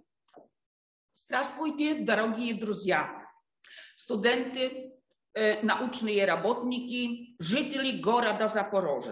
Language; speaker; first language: Russian; non-native, fluent; Polish